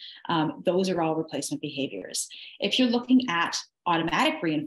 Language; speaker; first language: English; native; English